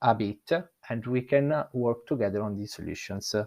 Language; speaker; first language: English; non-native, fluent; Italian